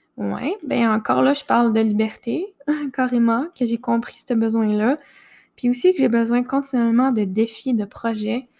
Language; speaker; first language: French; native; French